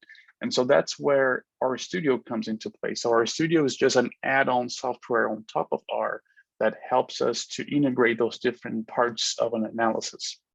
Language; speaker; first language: English; non-native, fluent; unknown